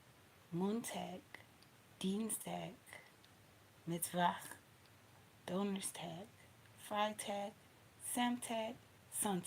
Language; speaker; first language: German; non-native, learner; English